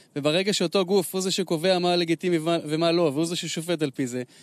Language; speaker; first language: Hebrew; native; Hebrew